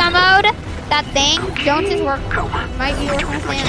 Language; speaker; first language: English; native; English